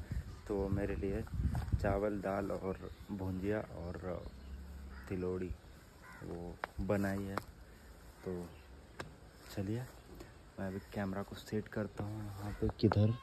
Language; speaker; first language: Hindi; native; Hindi